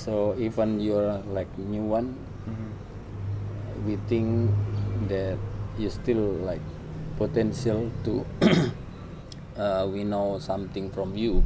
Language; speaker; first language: English; non-native, learner; Indonesian